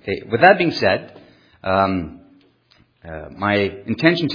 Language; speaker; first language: English; non-native, fluent; French